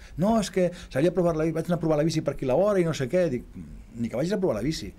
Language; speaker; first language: Catalan; native; Catalan